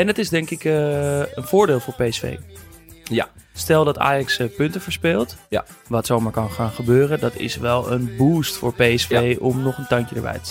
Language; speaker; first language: Dutch; native; Dutch